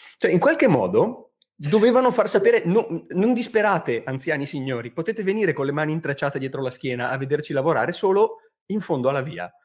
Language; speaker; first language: Italian; native; Italian